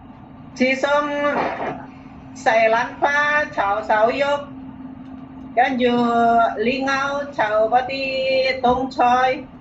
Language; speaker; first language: Cantonese; non-native, learner; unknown